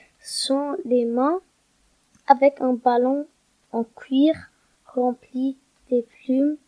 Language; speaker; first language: French; non-native, learner; German